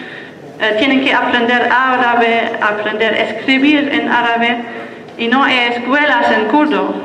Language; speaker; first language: Spanish; non-native, fluent; German